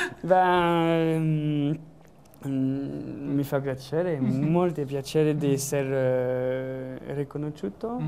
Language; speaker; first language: Italian; non-native, learner; French